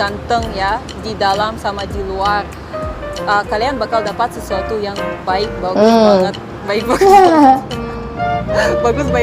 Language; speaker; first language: Indonesian; non-native, fluent; Russian